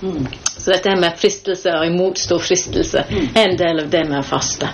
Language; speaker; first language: Norwegian; non-native, fluent; English